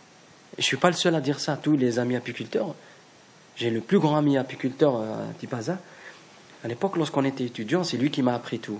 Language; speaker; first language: French; non-native, local second language; Kabyle